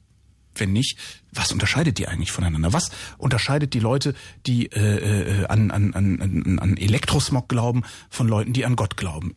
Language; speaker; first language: German; native; German